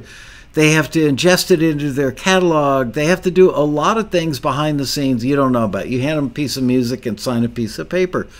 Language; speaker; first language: English; native; English